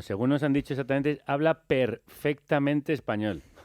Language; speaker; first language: Spanish; native; Spanish